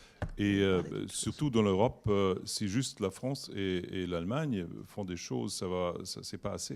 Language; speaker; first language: French; non-native, learner; German